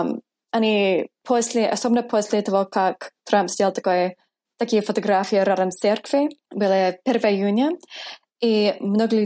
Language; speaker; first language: Russian; non-native, fluent; English